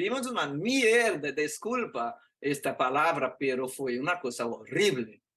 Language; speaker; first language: Spanish; non-native, fluent; Portuguese